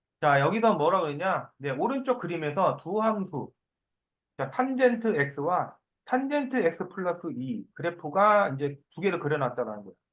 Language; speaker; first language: Korean; native; Korean